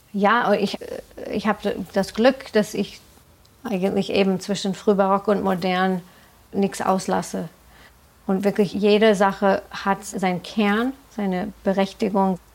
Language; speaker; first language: German; non-native, fluent; English